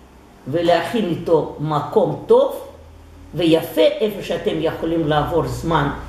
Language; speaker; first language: Hebrew; non-native, fluent; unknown